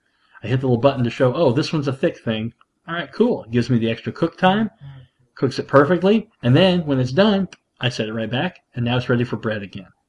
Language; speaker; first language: English; native; English